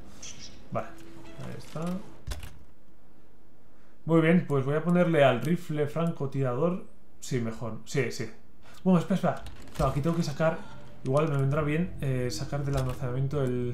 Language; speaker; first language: Spanish; native; Spanish